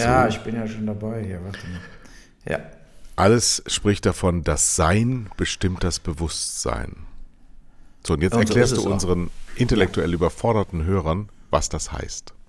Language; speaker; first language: German; native; German